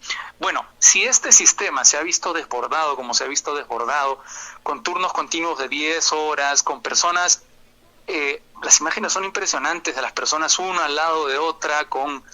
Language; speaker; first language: Spanish; native; Spanish